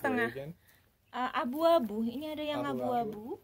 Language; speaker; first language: Indonesian; native; Indonesian